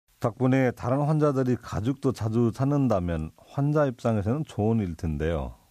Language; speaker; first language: Korean; non-native, fluent; Nepali